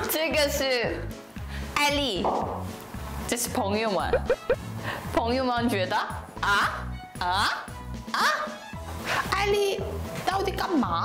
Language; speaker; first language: Chinese; non-native, learner; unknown